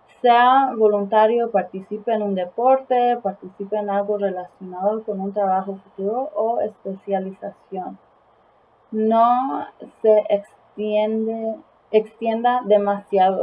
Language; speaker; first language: Spanish; early bilingual, heritage; Spanish